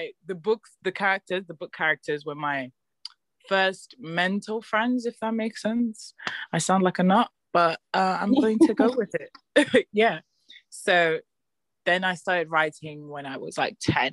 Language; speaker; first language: English; non-native, local second language; Yoruba